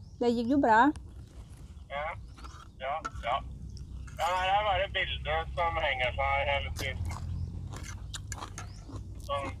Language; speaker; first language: Norwegian; non-native, learner; Thai